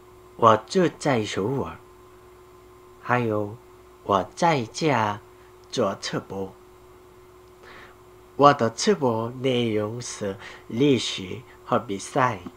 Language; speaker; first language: Chinese; non-native, learner; Korean